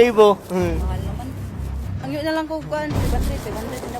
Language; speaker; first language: Filipino; non-native, local second language; Cebuano